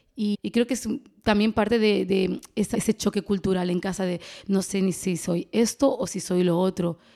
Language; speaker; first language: Spanish; early bilingual, other home language; Arabic